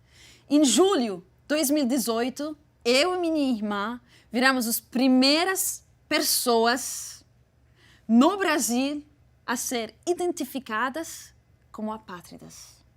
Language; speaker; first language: Portuguese; non-native, fluent; Arabic